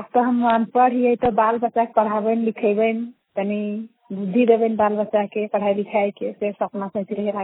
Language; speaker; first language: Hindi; non-native, local second language; Sadri